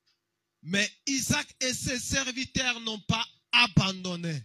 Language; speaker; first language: French; non-native, local second language; Lingala